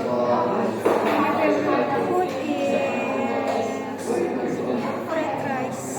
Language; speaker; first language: English; non-native, learner; Indonesian